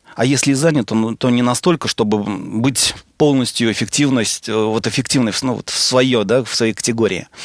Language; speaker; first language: Russian; native; Russian